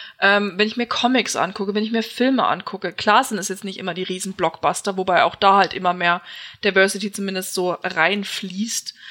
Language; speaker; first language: German; native; German